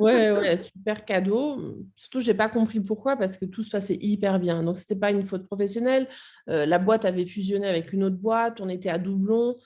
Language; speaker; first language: French; native; French